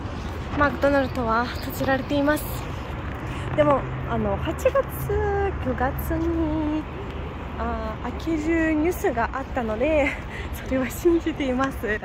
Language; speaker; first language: Japanese; non-native, fluent; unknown